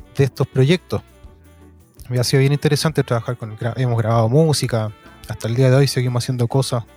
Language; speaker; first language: Spanish; native; Spanish